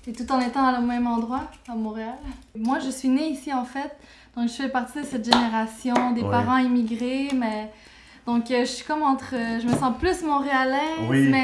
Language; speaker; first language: French; early bilingual, other home language; Spanish